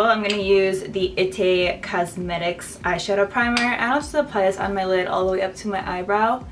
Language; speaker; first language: English; native; English